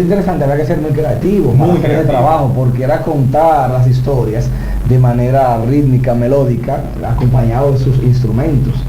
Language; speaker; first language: Spanish; native; Spanish